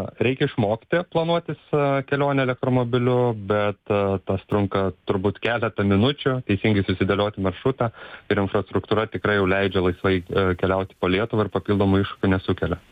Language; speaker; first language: Lithuanian; native; Lithuanian